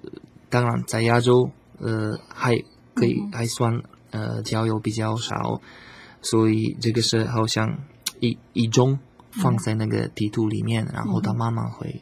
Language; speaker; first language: Chinese; non-native, learner; Slovak